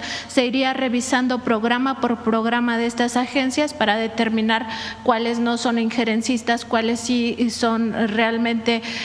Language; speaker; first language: Spanish; native; Spanish